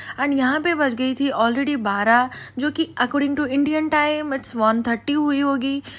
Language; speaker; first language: Hindi; native; Hindi